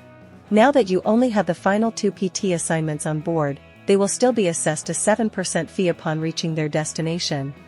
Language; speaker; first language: English; native; English